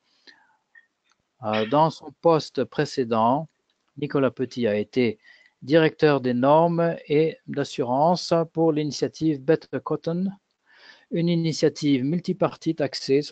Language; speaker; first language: French; native; French